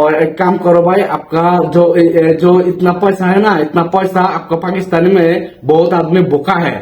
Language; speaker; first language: Hindi; non-native, learner; Bangla